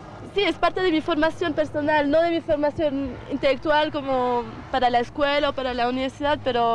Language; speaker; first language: Spanish; non-native, fluent; French